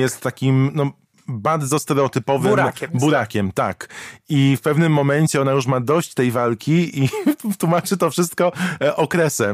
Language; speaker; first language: Polish; native; Polish